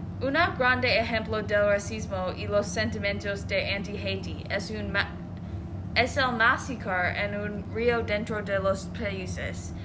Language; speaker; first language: Spanish; non-native, learner; English